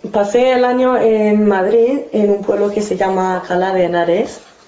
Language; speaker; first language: Spanish; non-native, fluent; English